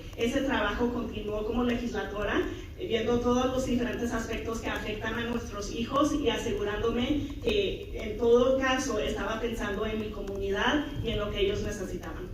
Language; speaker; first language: Spanish; early bilingual, heritage; Spanish